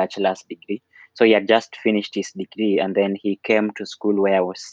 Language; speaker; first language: English; non-native, local second language; Luyia